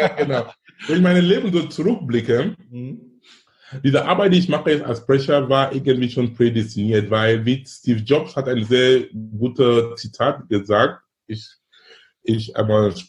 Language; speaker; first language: German; non-native, fluent; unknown